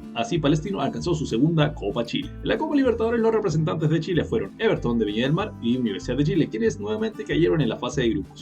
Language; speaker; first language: Spanish; native; Spanish